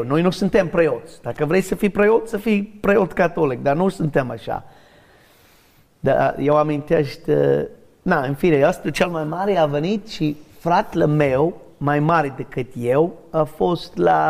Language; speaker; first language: Romanian; non-native, learner; English